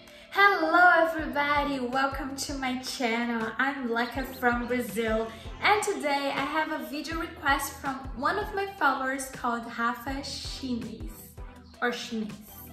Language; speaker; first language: English; non-native, fluent; Portuguese